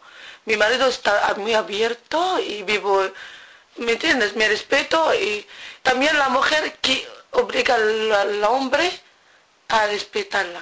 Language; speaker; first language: Spanish; non-native, learner; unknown